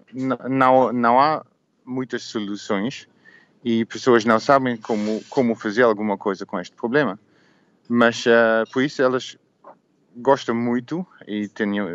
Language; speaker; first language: Portuguese; non-native, learner; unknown